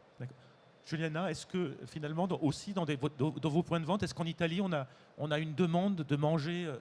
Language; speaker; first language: French; native; French